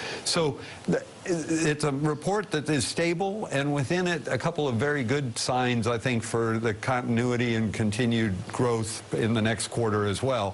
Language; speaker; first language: English; native; English